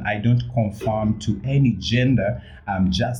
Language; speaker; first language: English; non-native, local second language; Ganda